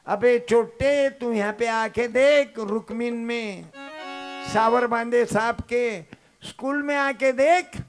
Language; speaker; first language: Hindi; non-native, local second language; Marathi